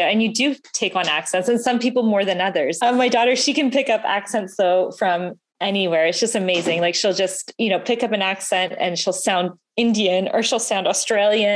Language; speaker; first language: English; native; English